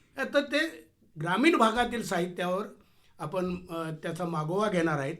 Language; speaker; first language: Marathi; native; Marathi